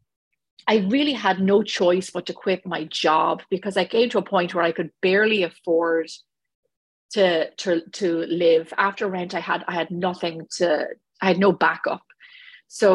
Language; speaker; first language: English; native; English